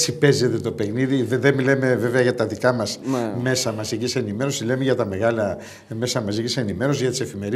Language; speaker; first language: Greek; native; Greek